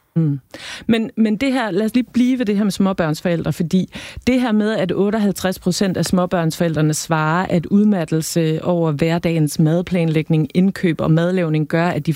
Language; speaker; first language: Danish; native; Danish